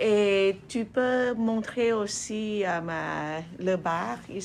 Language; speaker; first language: French; non-native, learner; English